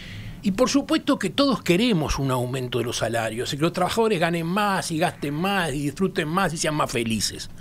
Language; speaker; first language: Spanish; native; Spanish